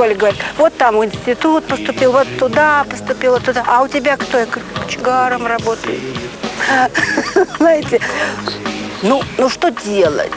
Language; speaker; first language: Russian; native; Russian